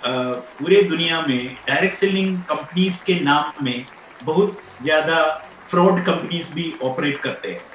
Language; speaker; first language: Hindi; non-native, local second language; Malayalam